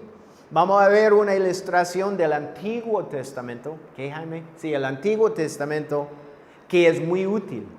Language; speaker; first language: Spanish; non-native, fluent; English